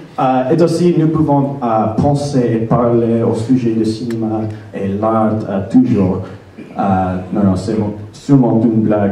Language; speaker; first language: French; non-native, learner; English